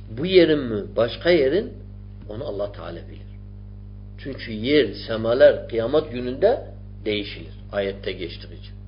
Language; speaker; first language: Turkish; non-native, fluent; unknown